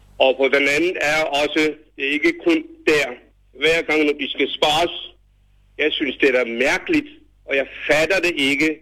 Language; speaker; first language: Danish; non-native, fluent; Urdu